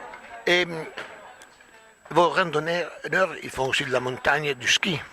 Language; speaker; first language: French; non-native, fluent; Italian